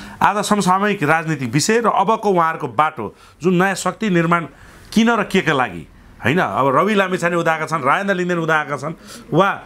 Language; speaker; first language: Nepali; native; Nepali